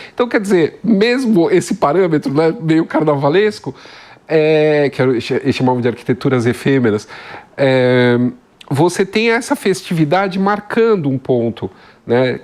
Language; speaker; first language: Portuguese; native; Portuguese